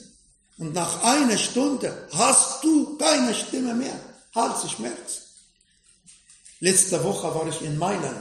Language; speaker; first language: German; non-native, fluent; Arabic